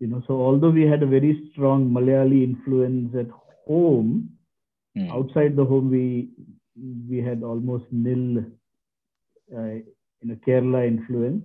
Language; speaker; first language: English; non-native, local second language; Malayalam